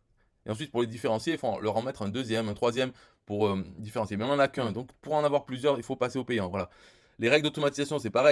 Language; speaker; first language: French; native; French